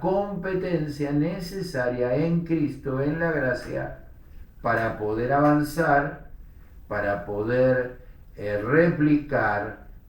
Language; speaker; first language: Spanish; native; Spanish